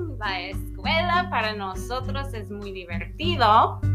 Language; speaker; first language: Spanish; non-native, fluent; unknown